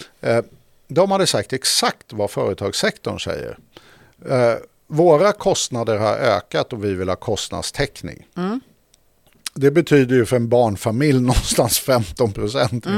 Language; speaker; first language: Swedish; native; Swedish